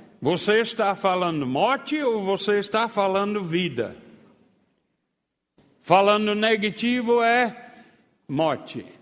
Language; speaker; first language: Portuguese; non-native, fluent; English